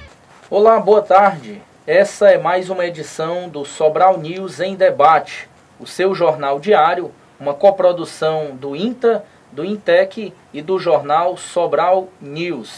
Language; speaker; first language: Portuguese; native; Portuguese